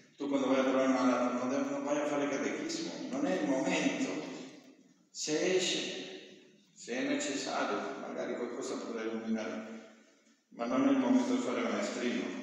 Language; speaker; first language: Italian; non-native, fluent; Spanish